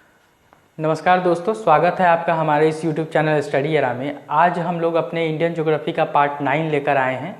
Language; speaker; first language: Hindi; native; Hindi